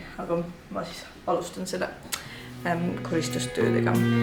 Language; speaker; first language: Estonian; native; Estonian